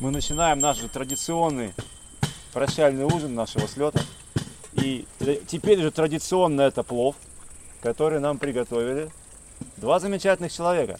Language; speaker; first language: Russian; native; Russian